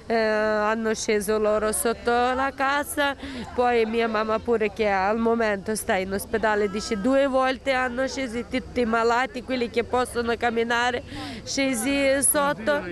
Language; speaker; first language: Italian; non-native, learner; Ukrainian